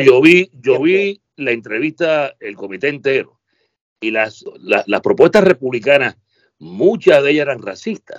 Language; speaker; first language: Spanish; native; Spanish